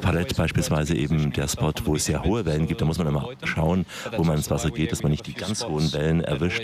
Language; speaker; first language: German; native; German